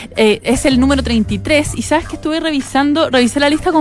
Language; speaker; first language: Spanish; native; Spanish